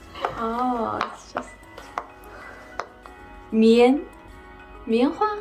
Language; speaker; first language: Chinese; non-native, fluent; Mongolian